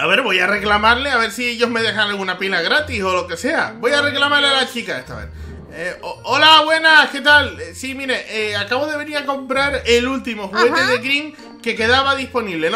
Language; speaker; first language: Spanish; native; Spanish